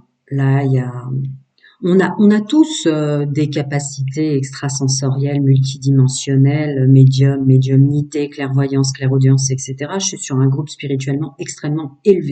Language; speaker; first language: French; native; French